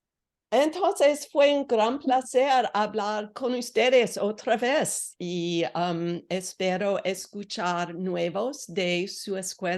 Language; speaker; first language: Spanish; non-native, learner; English